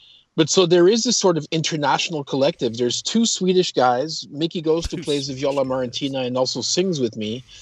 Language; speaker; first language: English; early bilingual, other home language; Portuguese